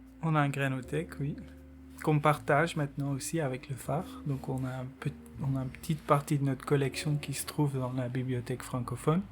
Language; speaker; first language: French; non-native, local second language; Dutch